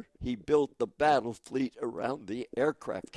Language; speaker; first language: English; native; English